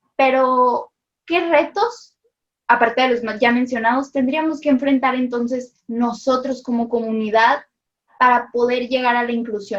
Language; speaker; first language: Spanish; native; Spanish